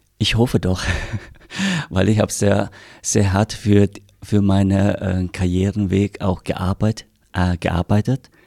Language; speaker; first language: German; non-native, fluent; Vietnamese